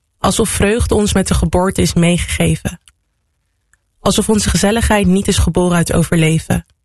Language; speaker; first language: Dutch; native; Dutch